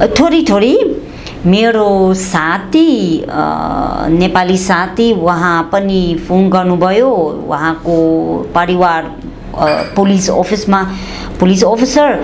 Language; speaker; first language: Nepali; non-native, learner; Dutch